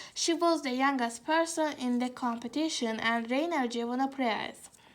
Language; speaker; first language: English; non-native, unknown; Azerbaijani